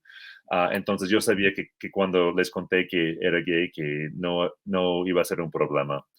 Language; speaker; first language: Spanish; non-native, fluent; English